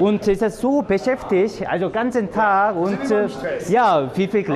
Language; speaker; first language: German; non-native, learner; Korean